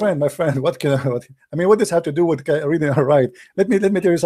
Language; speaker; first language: English; non-native, fluent; Arabic